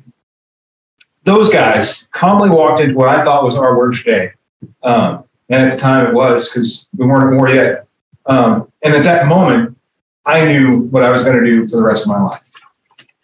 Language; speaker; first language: English; native; English